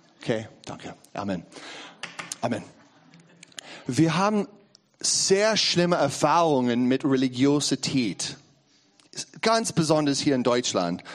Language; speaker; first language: German; non-native, learner; English